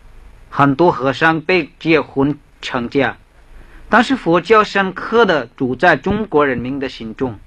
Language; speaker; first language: Chinese; non-native, fluent; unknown